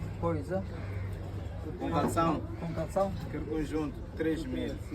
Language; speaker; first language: Portuguese; non-native, learner; Turkish